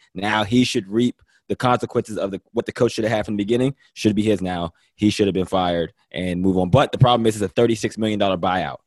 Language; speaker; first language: English; native; English